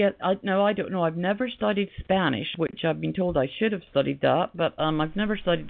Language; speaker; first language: English; native; English